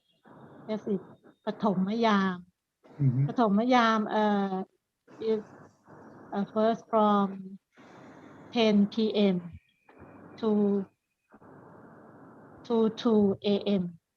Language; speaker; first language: English; non-native, learner; Thai